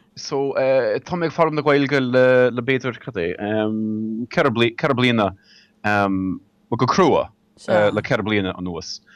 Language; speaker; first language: Irish; non-native, learner; English